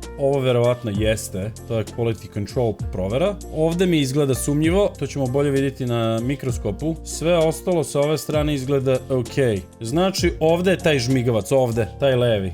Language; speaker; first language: Croatian; early bilingual, heritage; Serbian